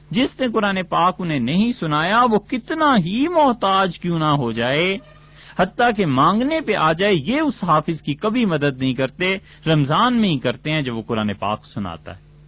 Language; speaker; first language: Urdu; non-native, local second language; Punjabi